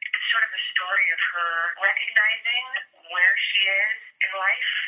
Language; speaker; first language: English; native; English